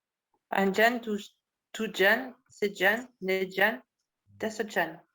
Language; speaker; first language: Korean; non-native, learner; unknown